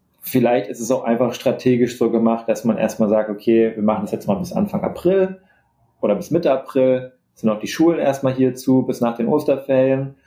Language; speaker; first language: German; native; German